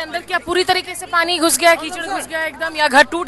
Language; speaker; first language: Hindi; native; Hindi